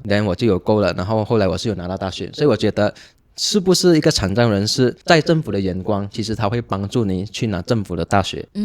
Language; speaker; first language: Chinese; non-native, local second language; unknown